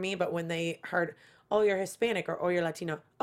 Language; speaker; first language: English; native; English